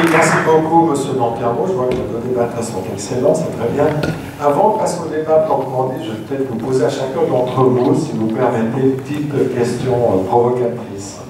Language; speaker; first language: French; native; French